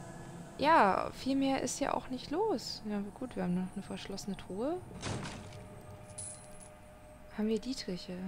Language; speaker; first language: German; native; German